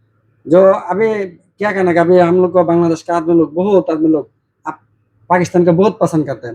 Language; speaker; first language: Hindi; non-native, learner; Bangla